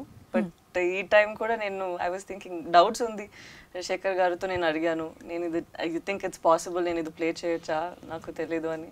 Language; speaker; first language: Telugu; non-native, learner; Tamil